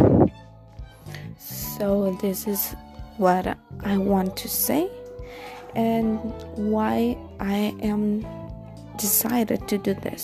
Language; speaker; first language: English; non-native, learner; Spanish